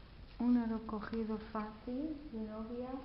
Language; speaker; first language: Spanish; non-native, fluent; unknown